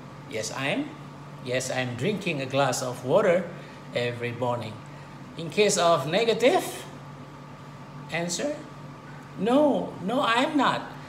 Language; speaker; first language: English; non-native, fluent; Indonesian